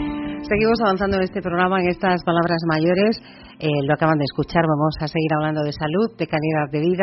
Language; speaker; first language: Spanish; native; Spanish